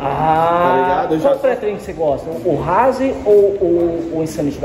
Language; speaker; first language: Portuguese; native; Portuguese